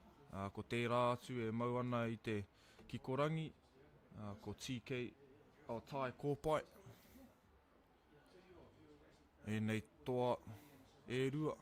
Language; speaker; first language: Māori; non-native, local second language; English